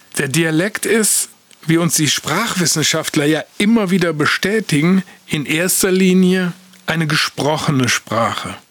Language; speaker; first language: German; native; German